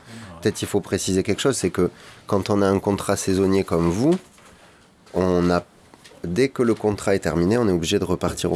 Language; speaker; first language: French; native; French